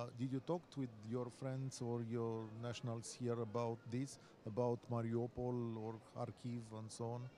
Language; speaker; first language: English; non-native, fluent; Romanian